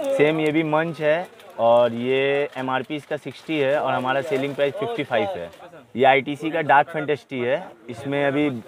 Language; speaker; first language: Hindi; native; Hindi